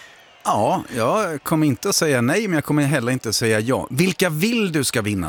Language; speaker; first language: Swedish; native; Swedish